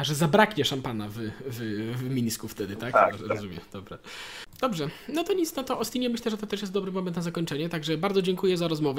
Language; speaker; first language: Polish; native; Polish